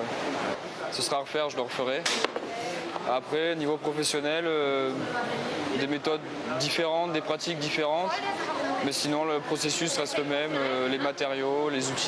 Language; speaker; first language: French; native; French